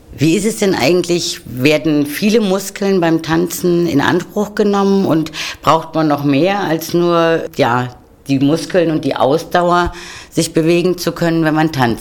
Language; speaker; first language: German; native; German